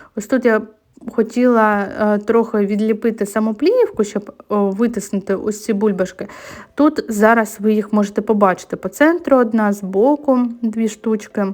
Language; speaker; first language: Ukrainian; native; Ukrainian